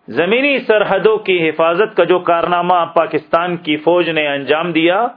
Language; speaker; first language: Urdu; native; Urdu